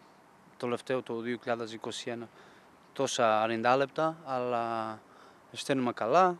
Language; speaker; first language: Greek; non-native, fluent; Portuguese